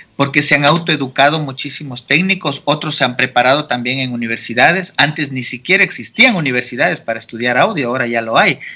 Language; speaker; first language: Spanish; native; Spanish